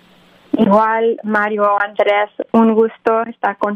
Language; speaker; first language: Spanish; early bilingual, other home language; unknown